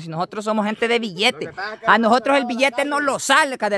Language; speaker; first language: Spanish; native; Spanish